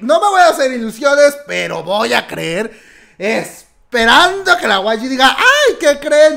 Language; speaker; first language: Spanish; native; Spanish